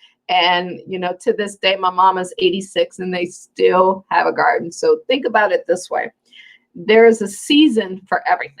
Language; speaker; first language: English; native; English